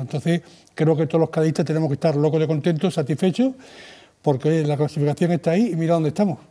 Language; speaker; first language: Spanish; native; Spanish